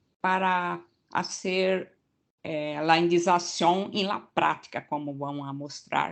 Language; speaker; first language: Spanish; non-native, learner; Portuguese